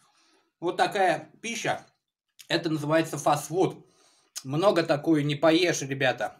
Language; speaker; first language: Russian; native; Russian